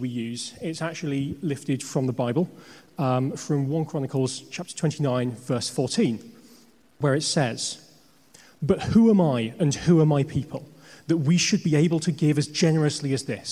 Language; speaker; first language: English; native; English